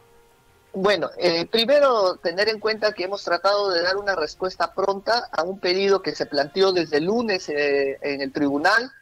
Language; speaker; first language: Spanish; native; Spanish